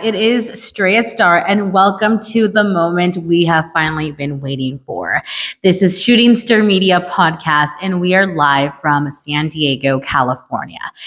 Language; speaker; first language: English; early bilingual, other home language; Spanish